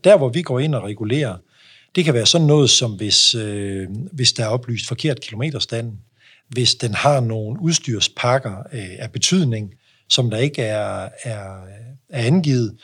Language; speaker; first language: Danish; native; Danish